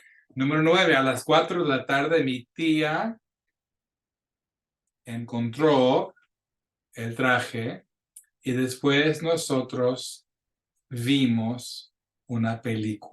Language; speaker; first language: Spanish; non-native, fluent; English